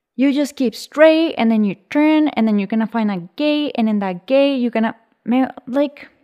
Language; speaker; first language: English; early bilingual, other home language; Spanish